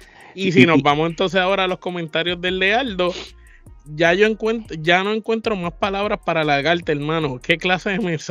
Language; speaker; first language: Spanish; native; Spanish